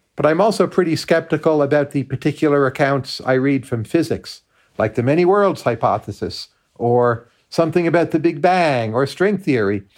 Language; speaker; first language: English; native; English